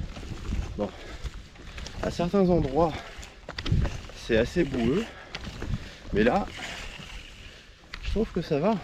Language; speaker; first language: French; native; French